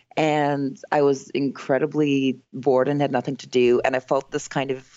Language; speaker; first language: English; early bilingual, other home language; Greek